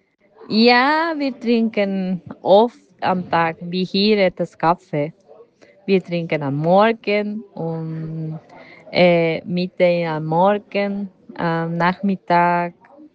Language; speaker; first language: German; non-native, learner; Spanish